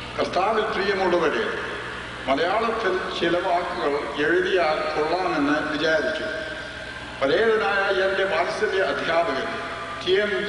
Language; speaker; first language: Malayalam; early bilingual, other home language; English